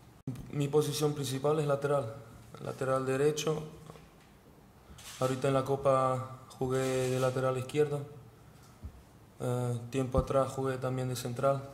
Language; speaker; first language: Spanish; early bilingual, heritage; Spanish